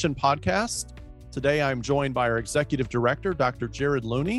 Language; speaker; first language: English; native; English